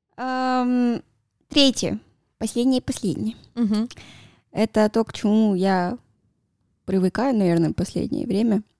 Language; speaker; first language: Russian; non-native, fluent; Spanish